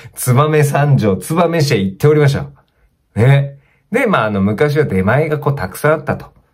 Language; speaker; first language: Japanese; native; Japanese